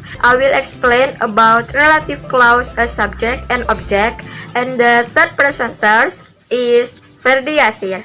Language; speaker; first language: English; non-native, learner; Indonesian